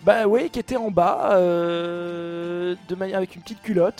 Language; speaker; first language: French; native; French